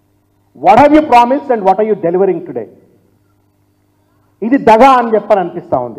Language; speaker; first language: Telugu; native; Telugu